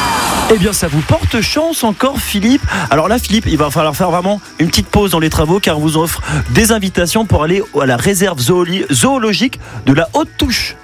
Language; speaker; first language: French; native; French